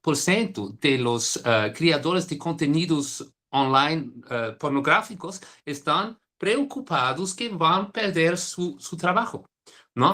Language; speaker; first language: Spanish; non-native, fluent; Portuguese